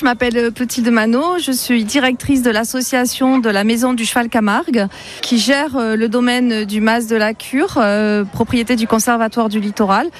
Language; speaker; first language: French; native; French